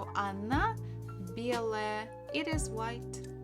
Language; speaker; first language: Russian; non-native, fluent; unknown